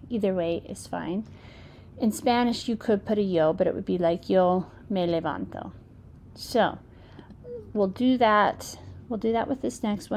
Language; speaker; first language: English; native; English